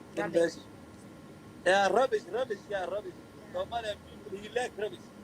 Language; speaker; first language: English; non-native, learner; Somali